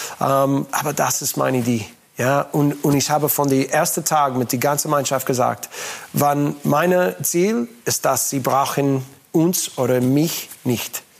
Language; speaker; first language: German; non-native, learner; English